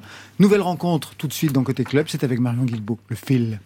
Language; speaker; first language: French; native; French